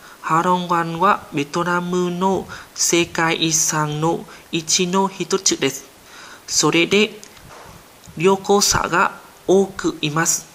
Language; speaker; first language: Japanese; non-native, learner; Vietnamese